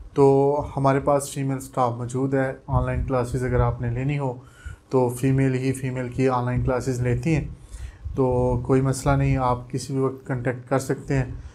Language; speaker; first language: Urdu; non-native, local second language; Punjabi